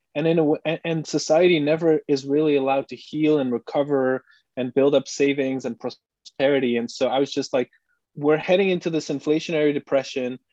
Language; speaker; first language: English; non-native, fluent; Dutch